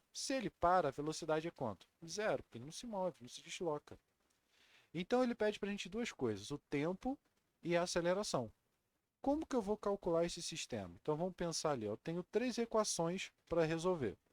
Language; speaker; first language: Portuguese; native; Portuguese